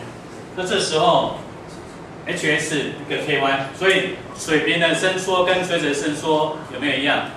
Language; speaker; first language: Chinese; native; Chinese